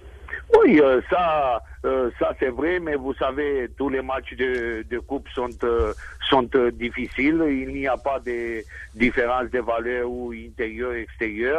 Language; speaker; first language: French; non-native, fluent; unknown